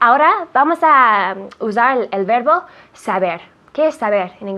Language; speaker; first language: Spanish; non-native, fluent; English